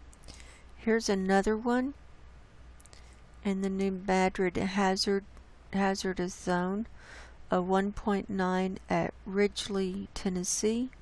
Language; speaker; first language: English; native; English